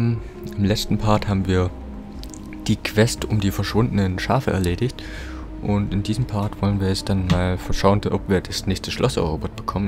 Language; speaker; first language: German; native; German